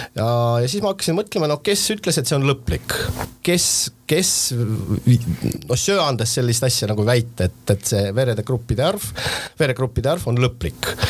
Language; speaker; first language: Estonian; non-native, local second language; Russian